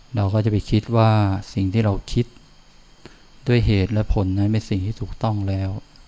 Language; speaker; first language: Thai; native; Thai